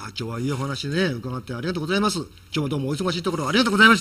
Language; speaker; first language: Japanese; native; Japanese